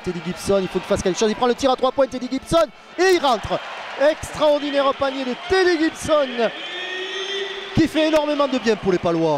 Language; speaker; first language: French; native; French